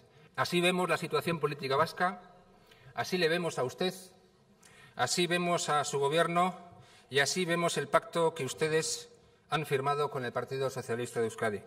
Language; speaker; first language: Spanish; native; Spanish